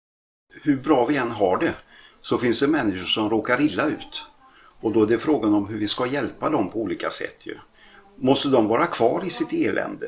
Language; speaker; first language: Swedish; native; Swedish